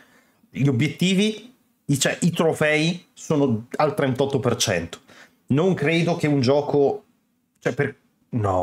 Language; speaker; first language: Italian; native; Italian